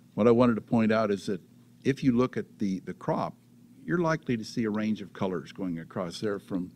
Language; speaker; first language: English; native; English